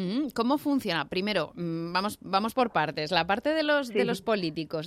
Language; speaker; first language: Spanish; native; Spanish